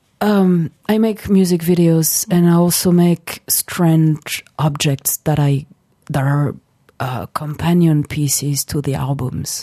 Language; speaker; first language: English; non-native, fluent; French